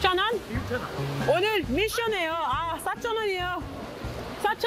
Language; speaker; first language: Korean; non-native, learner; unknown